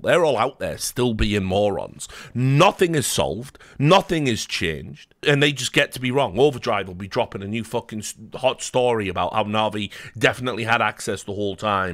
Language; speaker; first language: English; native; English